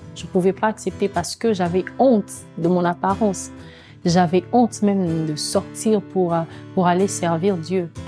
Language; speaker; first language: French; non-native, local second language; Lingala